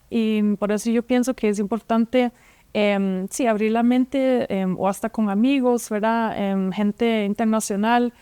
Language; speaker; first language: Spanish; non-native, fluent; German